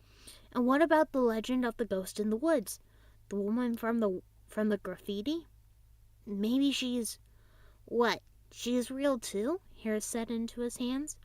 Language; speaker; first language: English; native; English